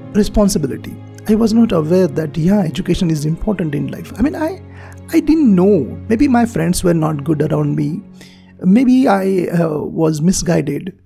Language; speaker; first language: English; non-native, local second language; Marathi